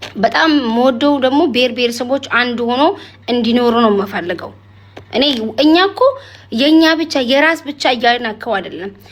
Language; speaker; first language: Amharic; non-native, local second language; Oromo